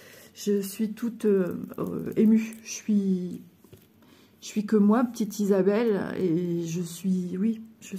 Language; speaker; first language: French; native; French